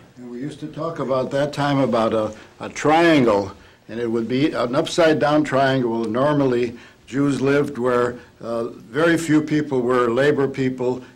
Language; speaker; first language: English; native; English